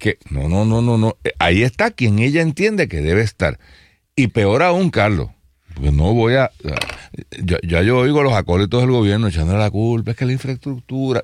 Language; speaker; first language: Spanish; native; Spanish